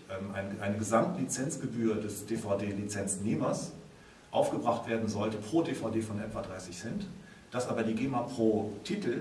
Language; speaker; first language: German; native; German